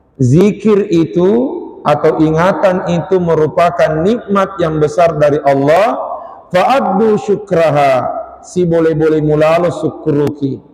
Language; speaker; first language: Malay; non-native, local second language; Buginese